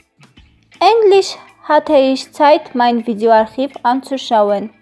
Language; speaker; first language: German; non-native, learner; Armenian